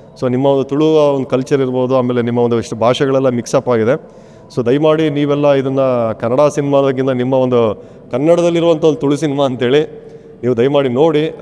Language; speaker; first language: Kannada; native; Kannada